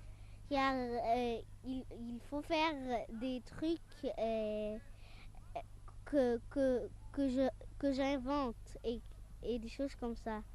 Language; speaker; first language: French; non-native, fluent; Arabic